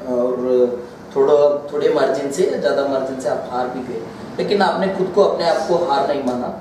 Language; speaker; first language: Hindi; non-native, local second language; Kannada